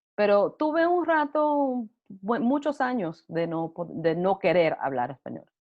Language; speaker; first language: Spanish; early bilingual, heritage; Spanish